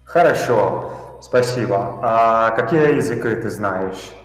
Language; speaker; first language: Russian; non-native, fluent; Italian